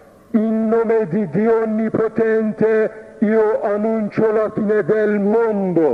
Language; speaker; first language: Italian; non-native, fluent; Turkish